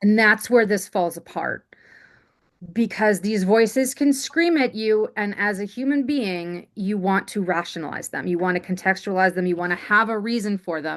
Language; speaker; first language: English; native; English